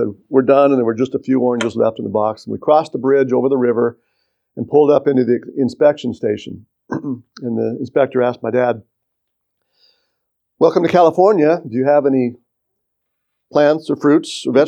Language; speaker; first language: English; native; English